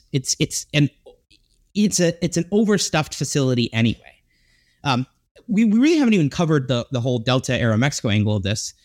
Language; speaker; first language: English; native; English